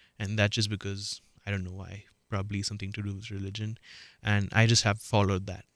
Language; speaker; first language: English; non-native, local second language; Marathi